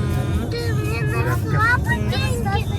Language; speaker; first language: Russian; non-native, local second language; Yakut